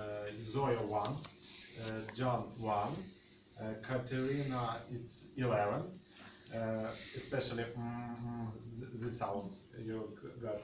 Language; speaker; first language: English; non-native, learner; Russian